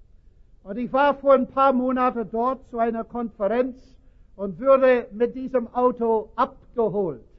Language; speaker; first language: German; non-native, fluent; English